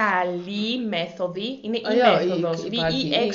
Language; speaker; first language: Greek; native; Greek